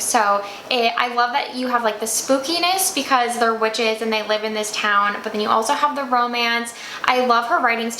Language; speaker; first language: English; native; English